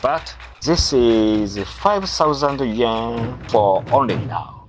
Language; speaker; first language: English; non-native, learner; Japanese